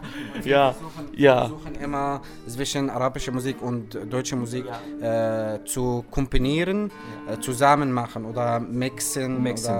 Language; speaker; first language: German; non-native, fluent; Arabic